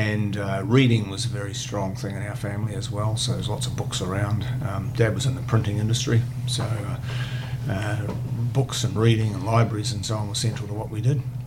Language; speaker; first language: English; native; English